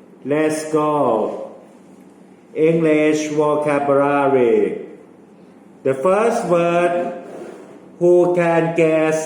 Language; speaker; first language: English; non-native, fluent; Thai